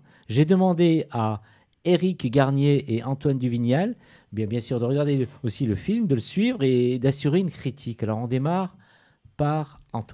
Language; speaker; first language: French; native; French